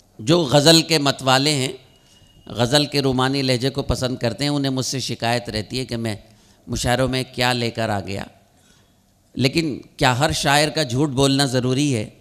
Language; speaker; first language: Urdu; native; Urdu